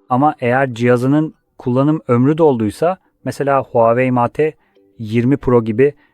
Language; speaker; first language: Turkish; non-native, fluent; Polish